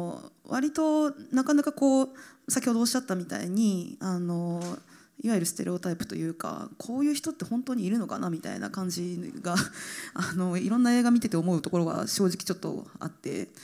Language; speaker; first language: Japanese; native; Japanese